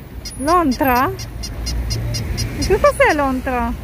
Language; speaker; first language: Italian; non-native, fluent; Filipino